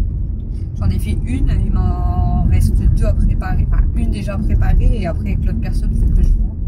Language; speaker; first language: French; native; French